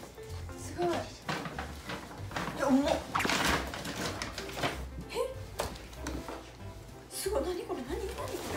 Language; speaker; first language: Japanese; native; Japanese